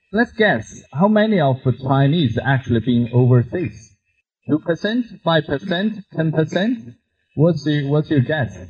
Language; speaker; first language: English; non-native, fluent; Chinese